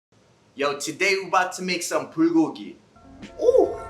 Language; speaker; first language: English; native; English